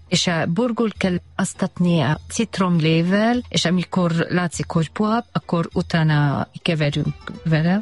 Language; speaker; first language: Hungarian; non-native, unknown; Arabic